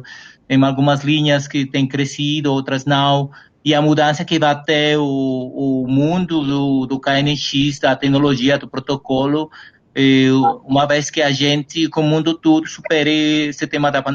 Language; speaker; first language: Portuguese; non-native, fluent; Spanish